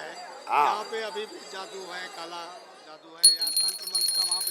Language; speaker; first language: Hindi; native; Hindi